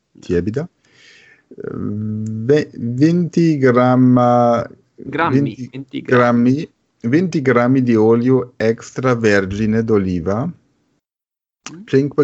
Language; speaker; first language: Italian; non-native, fluent; German